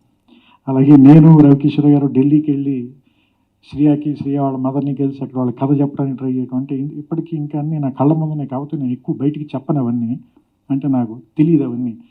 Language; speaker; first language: Telugu; native; Telugu